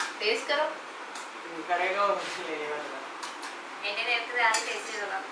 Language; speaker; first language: Hindi; non-native, local second language; Malayalam